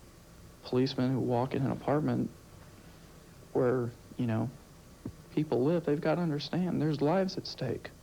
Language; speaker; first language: English; native; English